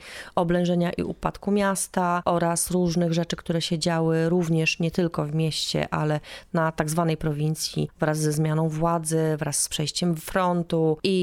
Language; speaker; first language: Polish; native; Polish